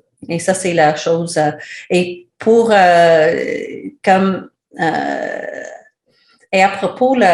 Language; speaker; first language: French; non-native, learner; English